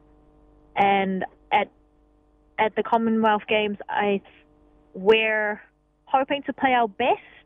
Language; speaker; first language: English; non-native, local second language; Cantonese